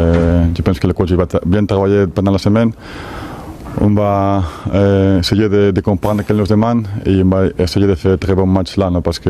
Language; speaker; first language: French; non-native, fluent; Spanish